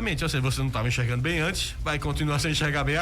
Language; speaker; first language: Portuguese; native; Portuguese